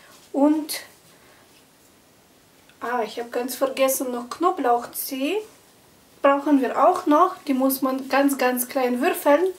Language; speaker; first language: German; non-native, fluent; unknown